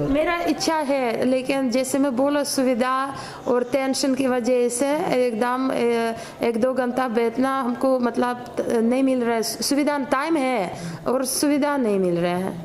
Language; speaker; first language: Hindi; non-native, learner; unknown